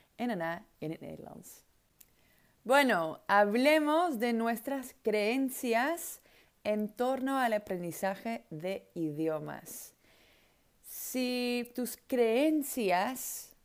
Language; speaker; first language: Spanish; non-native, fluent; Dutch